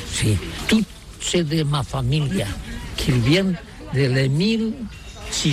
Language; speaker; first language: French; non-native, learner; Catalan